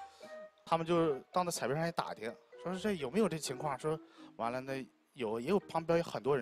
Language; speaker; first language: Chinese; native; Chinese